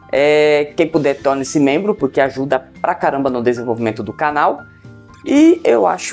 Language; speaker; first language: Portuguese; native; Portuguese